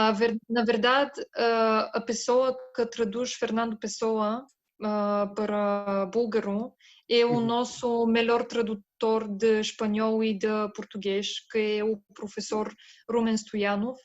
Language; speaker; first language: Portuguese; non-native, fluent; Bulgarian